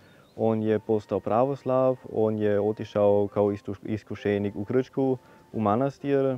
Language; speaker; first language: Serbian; non-native, fluent; German